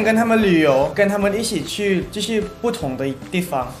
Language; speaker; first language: Chinese; non-native, learner; Thai